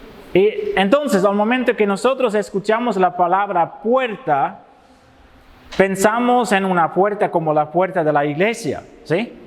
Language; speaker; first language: Spanish; non-native, fluent; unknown